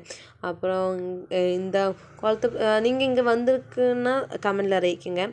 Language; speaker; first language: Tamil; non-native, local second language; Malayalam